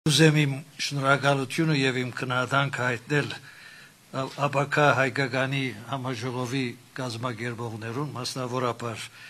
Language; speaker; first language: Armenian; native; Armenian